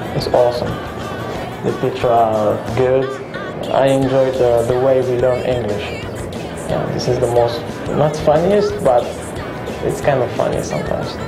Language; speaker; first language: English; non-native, fluent; Arabic